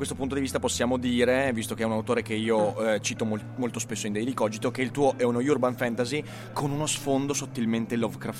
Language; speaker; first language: Italian; native; Italian